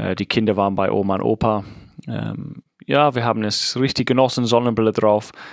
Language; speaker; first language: German; non-native, fluent; English